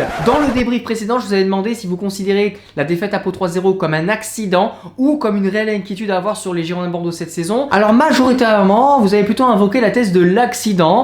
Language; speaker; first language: French; native; French